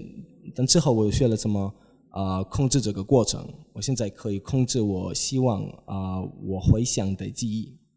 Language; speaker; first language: Chinese; non-native, fluent; Polish